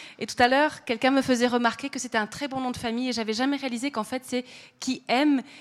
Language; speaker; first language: French; native; French